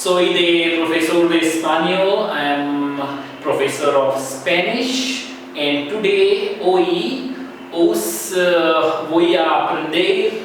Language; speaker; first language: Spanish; non-native, learner; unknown